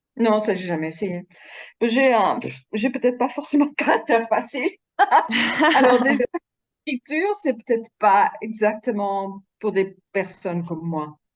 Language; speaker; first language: French; non-native, fluent; Dutch